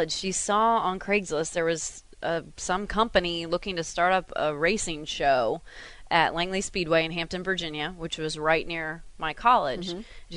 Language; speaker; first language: English; native; English